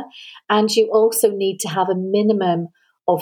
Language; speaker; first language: English; native; English